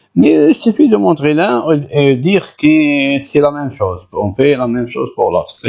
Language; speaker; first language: French; non-native, local second language; Arabic